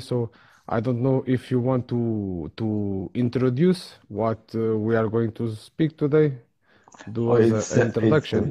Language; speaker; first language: English; non-native, fluent; Portuguese